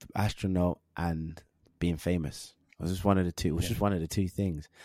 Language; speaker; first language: English; native; English